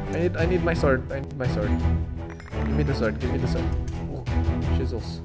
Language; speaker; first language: English; non-native, local second language; Filipino